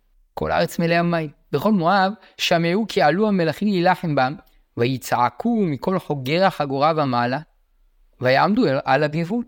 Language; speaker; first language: Hebrew; native; Hebrew